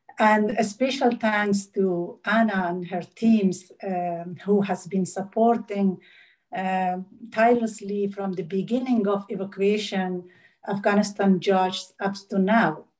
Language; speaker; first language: English; non-native, learner; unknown